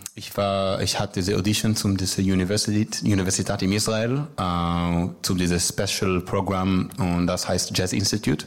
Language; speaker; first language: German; non-native, learner; Hebrew